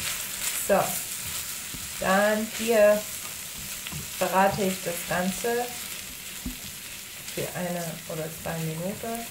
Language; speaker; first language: German; non-native, fluent; Persian